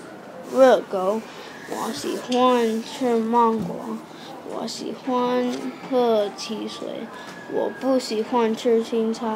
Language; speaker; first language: Chinese; non-native, local second language; Cantonese